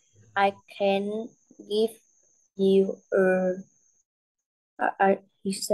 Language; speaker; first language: English; non-native, learner; Vietnamese